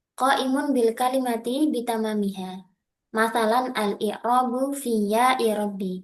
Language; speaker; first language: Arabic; non-native, fluent; Indonesian